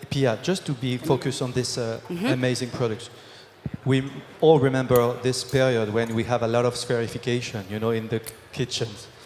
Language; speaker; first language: English; non-native, fluent; French